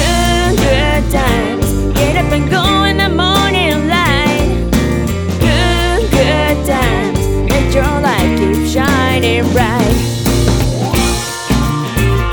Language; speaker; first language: English; non-native, learner; Japanese